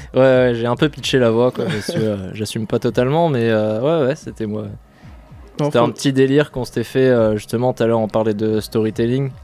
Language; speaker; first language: French; native; French